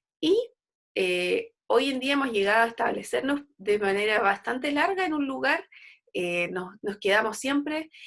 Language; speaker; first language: Spanish; native; Spanish